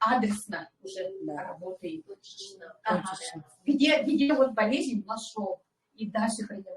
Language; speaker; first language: Russian; non-native, local second language; Yakut